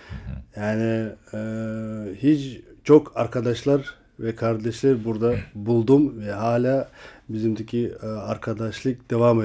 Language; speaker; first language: Turkish; non-native, learner; Kazakh